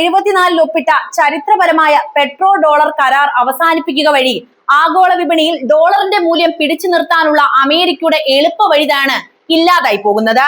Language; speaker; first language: Malayalam; native; Malayalam